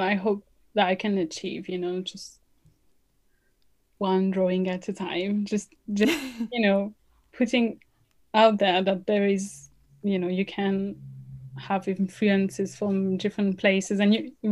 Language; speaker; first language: English; non-native, fluent; French